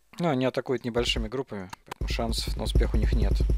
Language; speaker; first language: Russian; native; Russian